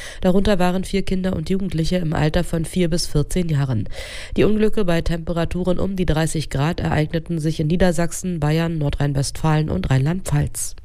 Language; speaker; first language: German; native; German